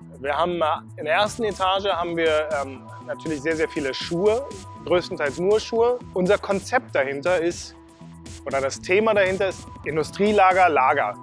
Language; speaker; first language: German; native; German